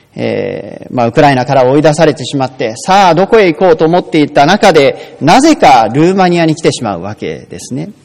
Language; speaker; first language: Japanese; native; Japanese